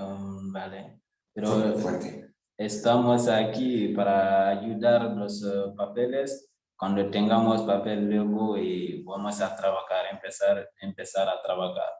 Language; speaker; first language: Spanish; non-native, learner; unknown